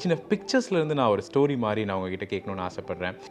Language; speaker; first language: Tamil; native; Tamil